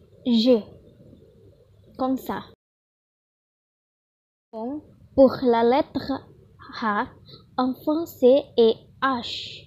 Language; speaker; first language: French; non-native, learner; Indonesian